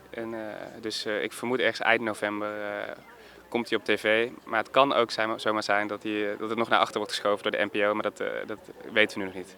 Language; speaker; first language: Dutch; native; Dutch